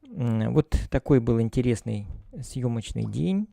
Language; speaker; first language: Russian; native; Russian